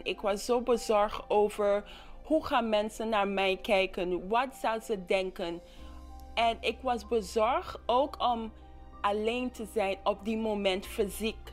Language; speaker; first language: Dutch; non-native, local second language; English